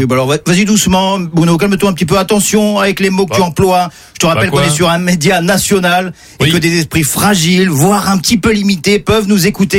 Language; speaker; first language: French; native; French